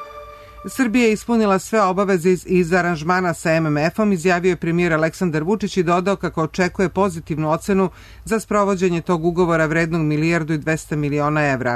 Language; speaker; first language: Serbian; native; Serbian